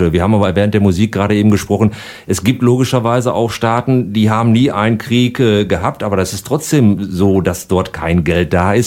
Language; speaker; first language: German; native; German